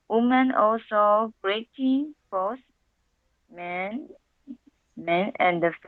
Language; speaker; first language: English; non-native, learner; Chinese